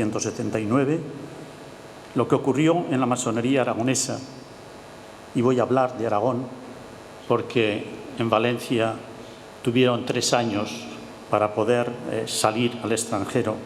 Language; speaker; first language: Spanish; native; Spanish